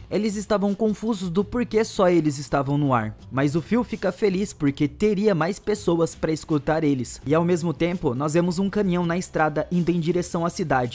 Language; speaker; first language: Portuguese; native; Portuguese